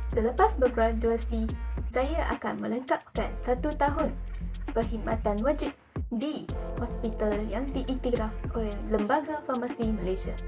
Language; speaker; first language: Malay; non-native, local second language; Chinese